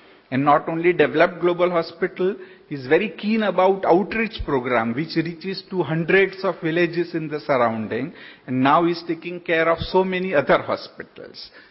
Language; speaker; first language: English; non-native, local second language; Hindi